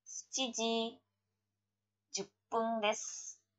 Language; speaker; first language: Japanese; non-native, fluent; Indonesian